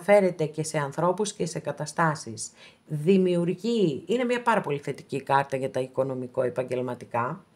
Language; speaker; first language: Greek; native; Greek